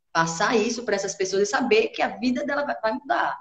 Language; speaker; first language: Portuguese; native; Portuguese